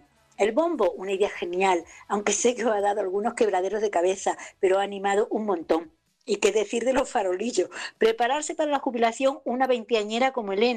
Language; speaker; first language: Spanish; native; Spanish